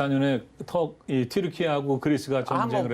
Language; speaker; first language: Korean; native; Korean